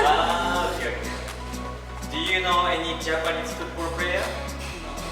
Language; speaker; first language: English; non-native, learner; Japanese